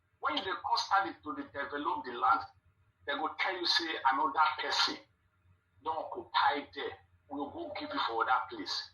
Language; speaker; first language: Nigerian Pidgin; non-native, local second language; Bini